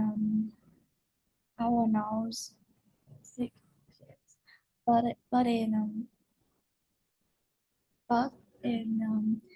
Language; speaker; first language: English; non-native, learner; Vietnamese